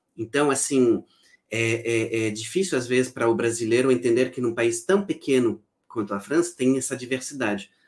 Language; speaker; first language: Portuguese; non-native, fluent; French